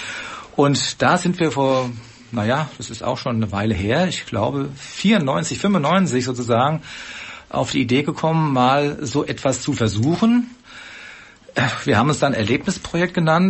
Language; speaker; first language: German; native; German